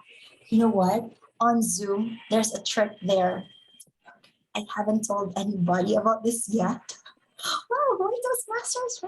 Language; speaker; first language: English; non-native, fluent; Vietnamese